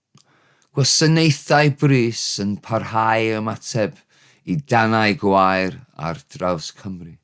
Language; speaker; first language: Welsh; non-native, learner; English